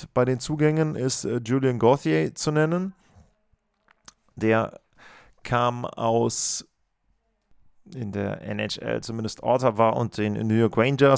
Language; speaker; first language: German; native; German